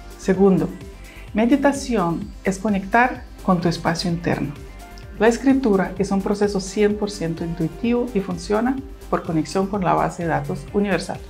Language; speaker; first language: Spanish; non-native, fluent; Russian